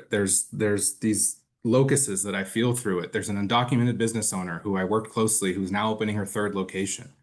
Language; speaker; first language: English; early bilingual, other home language; Spanish